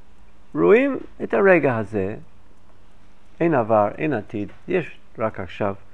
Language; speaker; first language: Hebrew; non-native, fluent; English